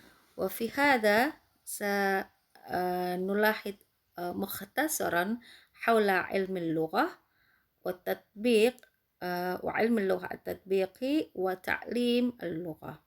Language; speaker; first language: Arabic; non-native, fluent; Indonesian